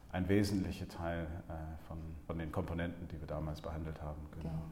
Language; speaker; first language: German; non-native, fluent; English